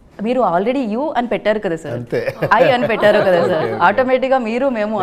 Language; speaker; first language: Telugu; native; Telugu